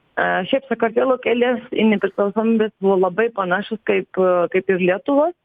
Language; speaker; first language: Lithuanian; non-native, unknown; Georgian